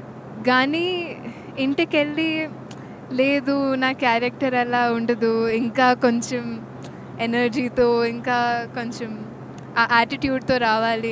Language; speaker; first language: Telugu; non-native, local second language; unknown